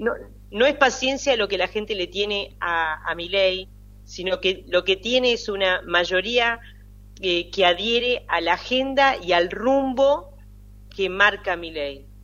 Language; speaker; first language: Spanish; native; Spanish